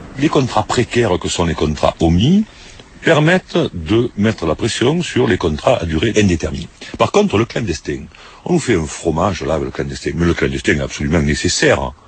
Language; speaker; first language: French; native; French